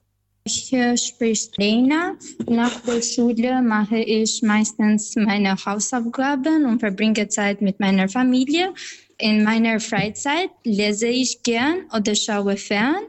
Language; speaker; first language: German; non-native, fluent; Albanian